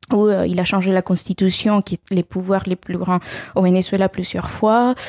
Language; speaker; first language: French; non-native, fluent; Spanish